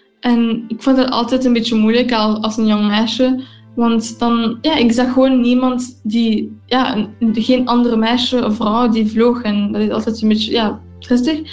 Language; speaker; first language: Dutch; non-native, local second language; English